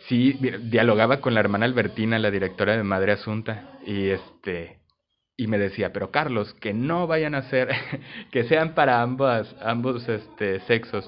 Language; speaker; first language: Spanish; native; Spanish